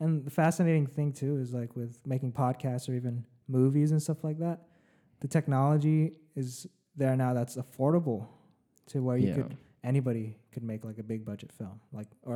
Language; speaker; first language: English; early bilingual, other home language; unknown